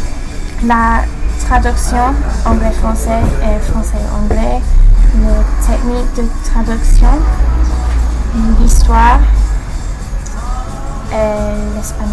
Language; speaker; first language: French; non-native, learner; English